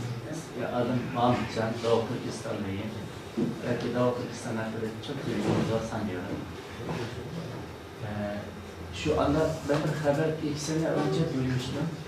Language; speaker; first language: Turkish; non-native, learner; Uyghur